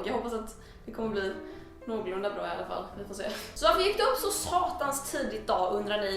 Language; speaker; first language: Swedish; native; Swedish